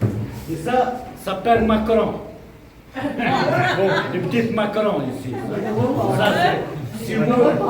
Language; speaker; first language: French; non-native, learner; Arabic